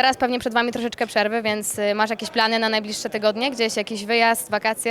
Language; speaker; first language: Polish; native; Polish